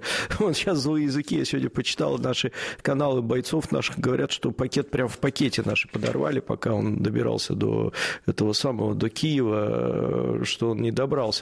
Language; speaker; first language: Russian; native; Russian